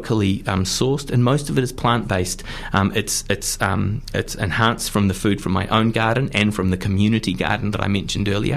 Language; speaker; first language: English; native; English